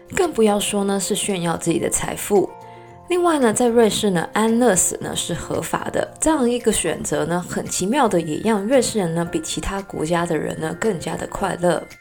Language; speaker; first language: Chinese; non-native, local second language; Cantonese